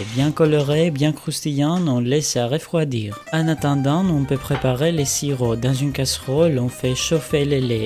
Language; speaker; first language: French; non-native, fluent; Greek